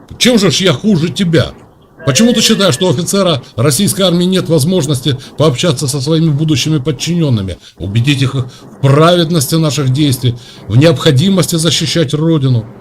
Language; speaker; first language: Russian; native; Russian